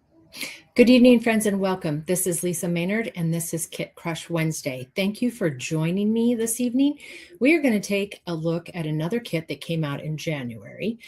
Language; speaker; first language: English; native; English